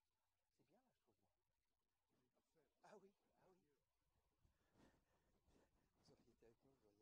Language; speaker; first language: French; native; French